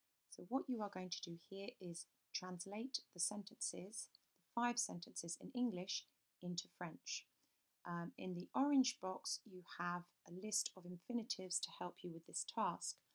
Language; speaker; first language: English; native; English